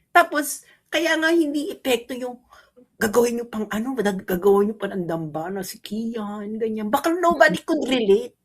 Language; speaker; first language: Filipino; native; Filipino